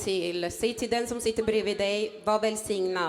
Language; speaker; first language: Swedish; non-native, learner; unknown